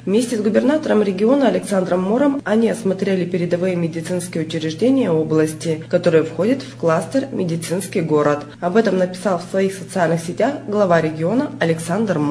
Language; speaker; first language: Russian; native; Russian